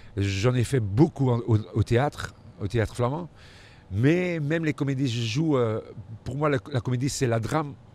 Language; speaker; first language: French; non-native, local second language; Dutch